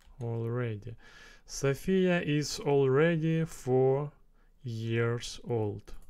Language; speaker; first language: English; non-native, learner; Russian